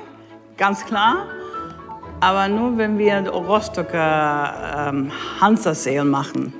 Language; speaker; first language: German; non-native, fluent; English